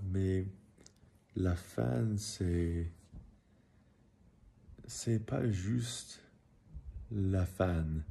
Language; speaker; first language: French; non-native, learner; English